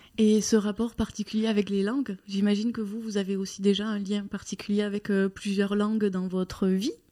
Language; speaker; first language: French; native; French